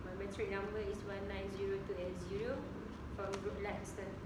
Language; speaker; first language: English; non-native, local second language; Malay